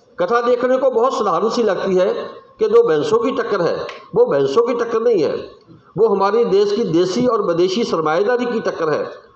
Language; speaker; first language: Hindi; non-native, local second language; Punjabi